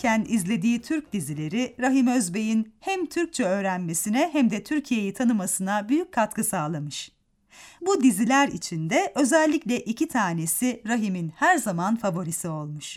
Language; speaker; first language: Turkish; native; Turkish